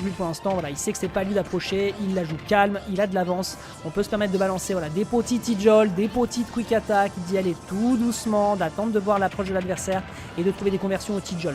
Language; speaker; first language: French; native; French